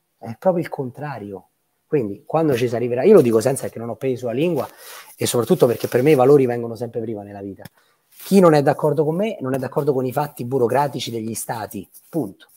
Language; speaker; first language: Italian; native; Italian